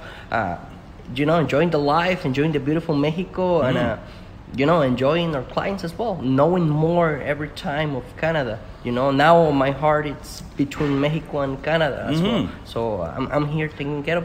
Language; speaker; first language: English; non-native, fluent; Spanish